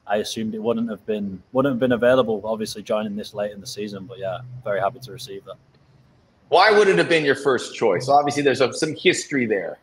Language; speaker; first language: English; native; English